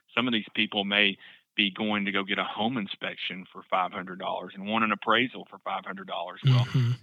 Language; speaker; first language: English; native; English